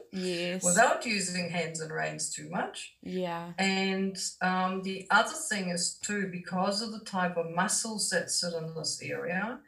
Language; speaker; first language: English; non-native, fluent; German